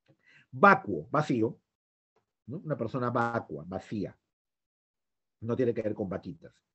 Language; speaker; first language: Spanish; native; Spanish